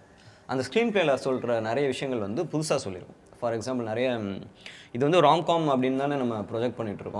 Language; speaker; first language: Tamil; native; Tamil